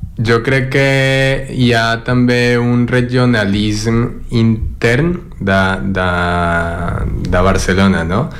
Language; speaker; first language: Catalan; non-native, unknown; Spanish